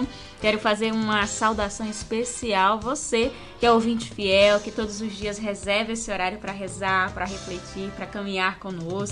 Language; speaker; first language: Portuguese; native; Portuguese